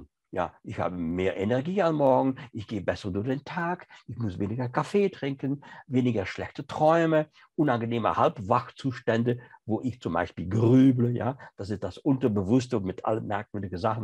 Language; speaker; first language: German; non-native, fluent; French